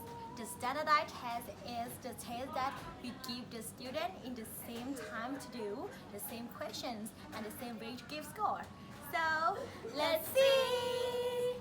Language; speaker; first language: English; non-native, learner; Thai